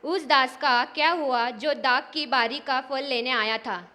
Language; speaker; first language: Hindi; non-native, local second language; Marathi